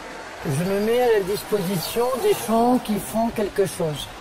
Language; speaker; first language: French; native; French